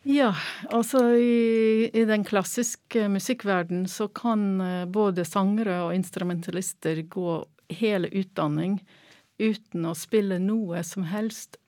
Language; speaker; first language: Norwegian; non-native, fluent; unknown